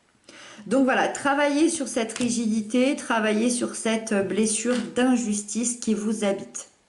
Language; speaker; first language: French; native; French